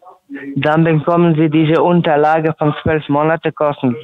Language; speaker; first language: German; non-native, learner; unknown